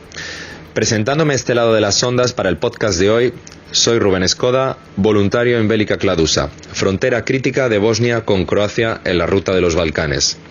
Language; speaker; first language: Spanish; native; Spanish